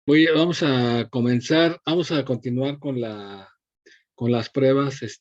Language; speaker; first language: Spanish; native; Spanish